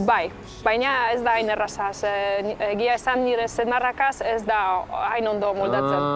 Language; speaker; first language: Basque; non-native, fluent; Polish